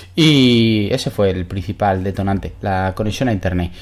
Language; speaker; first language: Spanish; native; Spanish